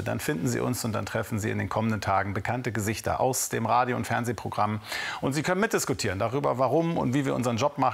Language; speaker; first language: German; native; German